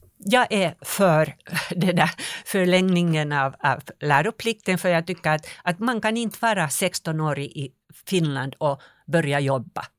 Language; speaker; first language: Swedish; non-native, local second language; Finnish